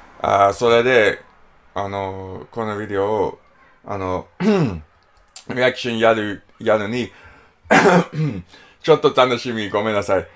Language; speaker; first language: Japanese; non-native, learner; English